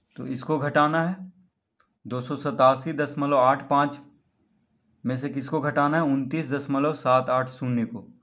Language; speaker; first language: Hindi; native; Hindi